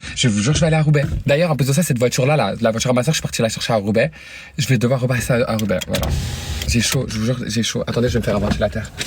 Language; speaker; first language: French; native; French